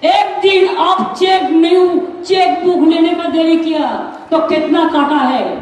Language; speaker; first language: Hindi; non-native, local second language; Bangla